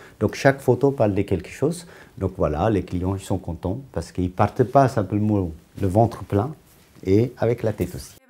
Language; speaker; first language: French; non-native, fluent; Amharic